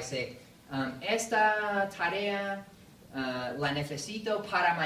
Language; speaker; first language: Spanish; non-native, fluent; English